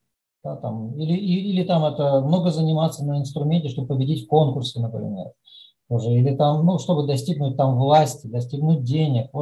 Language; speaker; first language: Russian; native; Russian